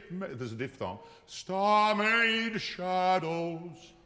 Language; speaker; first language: English; native; English